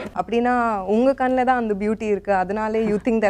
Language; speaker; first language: Tamil; non-native, local second language; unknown